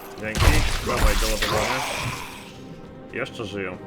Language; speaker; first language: Polish; native; Polish